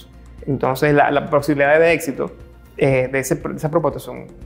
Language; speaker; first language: Spanish; native; Spanish